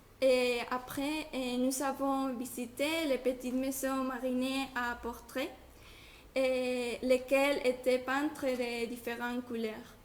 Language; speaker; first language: French; non-native, learner; Spanish